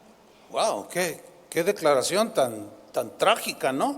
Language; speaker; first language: Spanish; native; Spanish